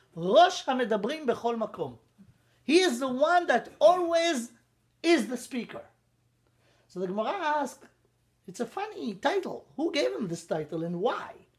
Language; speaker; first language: English; non-native, fluent; Hebrew